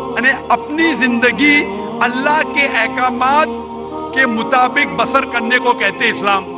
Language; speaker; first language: Urdu; non-native, local second language; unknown